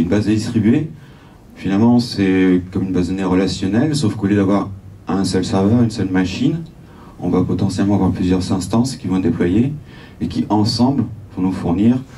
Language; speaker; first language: French; native; French